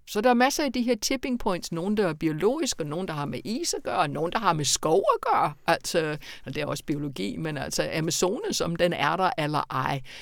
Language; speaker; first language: Danish; non-native, fluent; English